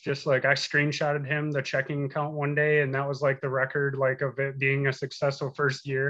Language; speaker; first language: English; native; English